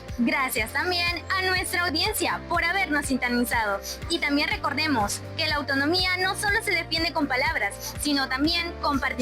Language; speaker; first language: Spanish; native; Spanish